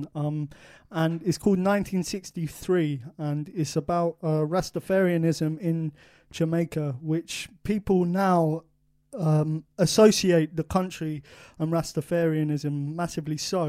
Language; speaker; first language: English; native; English